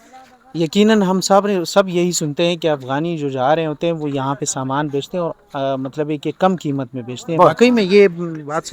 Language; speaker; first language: Urdu; native; Urdu